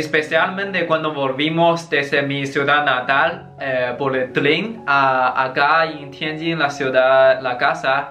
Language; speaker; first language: Spanish; non-native, learner; Chinese